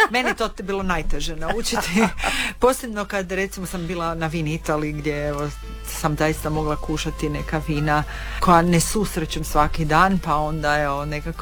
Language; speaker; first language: Serbian; native; Serbian